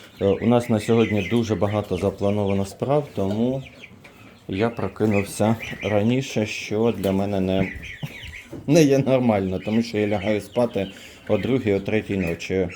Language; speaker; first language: Ukrainian; non-native, local second language; Russian